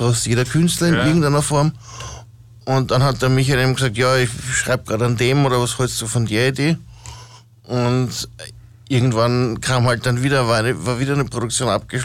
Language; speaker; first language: German; native; German